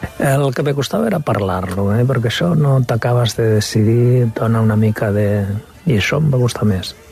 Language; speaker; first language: Catalan; non-native, local second language; Spanish